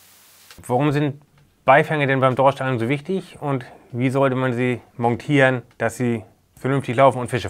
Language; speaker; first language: German; native; German